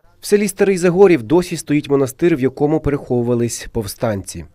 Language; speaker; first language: Ukrainian; native; Ukrainian